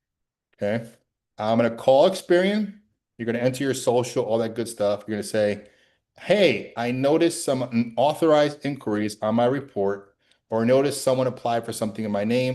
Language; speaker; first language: English; native; English